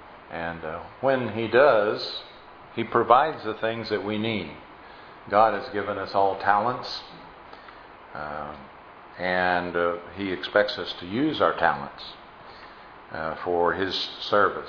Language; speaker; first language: English; native; English